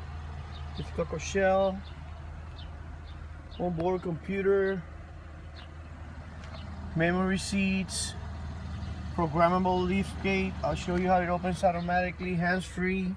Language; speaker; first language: English; native; English